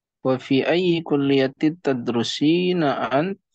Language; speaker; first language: Arabic; non-native, learner; Indonesian